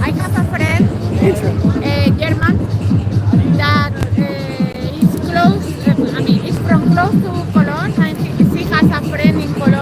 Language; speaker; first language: English; non-native, fluent; Spanish